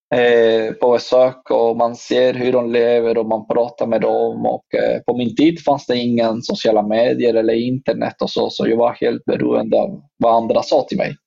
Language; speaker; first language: Swedish; non-native, fluent; Spanish